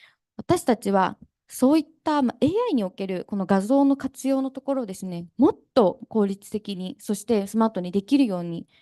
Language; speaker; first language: Japanese; native; Japanese